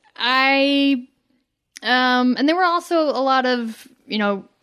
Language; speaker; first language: English; native; English